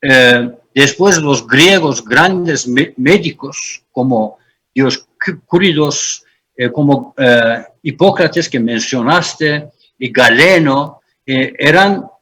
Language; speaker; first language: Spanish; non-native, fluent; Turkish